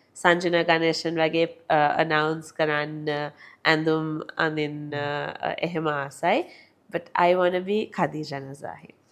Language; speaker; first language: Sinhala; non-native, local second language; Tamil